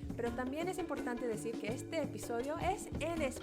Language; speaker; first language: Spanish; early bilingual, heritage; Spanish